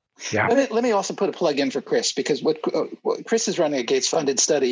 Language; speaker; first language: English; native; English